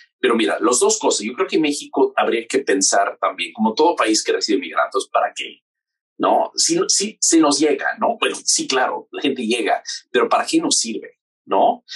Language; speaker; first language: Spanish; non-native, fluent; English